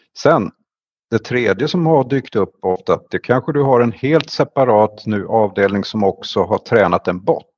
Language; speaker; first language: Swedish; native; Swedish